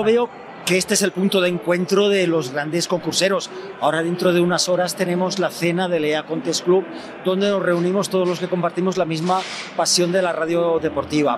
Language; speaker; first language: Spanish; native; Spanish